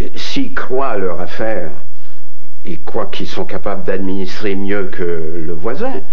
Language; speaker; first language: French; native; French